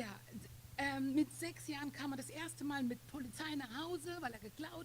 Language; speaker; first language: German; non-native, fluent; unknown